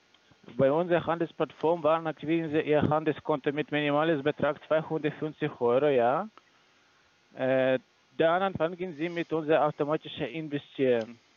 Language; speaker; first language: German; non-native, learner; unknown